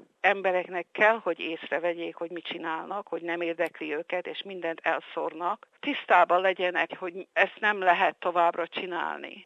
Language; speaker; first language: Hungarian; early bilingual, heritage; Hungarian